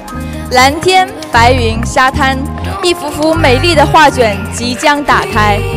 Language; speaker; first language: Chinese; native; Chinese